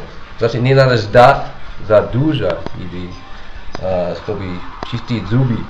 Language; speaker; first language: Russian; non-native, learner; English